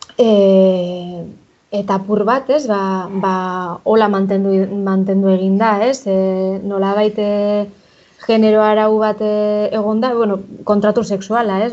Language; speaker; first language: Basque; native; Basque